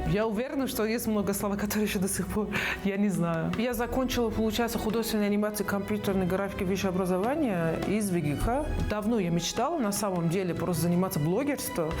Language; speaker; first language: Russian; non-native, fluent; Persian